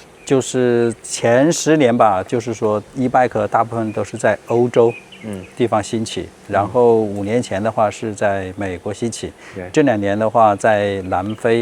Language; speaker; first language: Chinese; native; Chinese